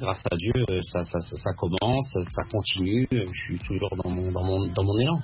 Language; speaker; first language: French; early bilingual, other home language; Arabic